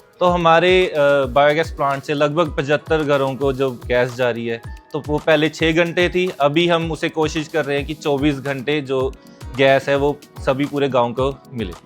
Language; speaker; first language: Hindi; non-native, local second language; Punjabi